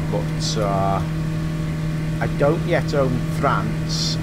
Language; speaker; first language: English; native; English